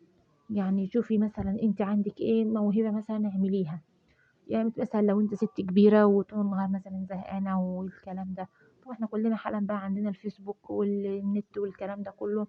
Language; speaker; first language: Arabic; native; Arabic